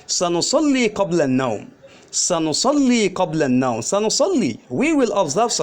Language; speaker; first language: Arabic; non-native, fluent; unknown